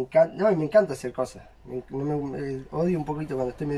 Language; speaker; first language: Spanish; native; Spanish